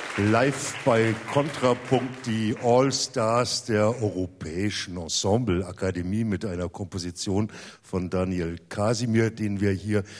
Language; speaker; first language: German; native; German